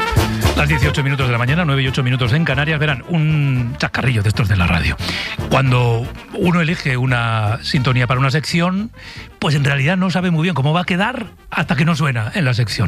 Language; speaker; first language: Spanish; native; Spanish